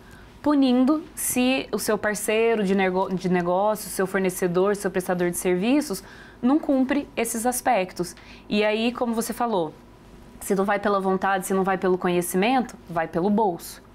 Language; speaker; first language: Portuguese; native; Portuguese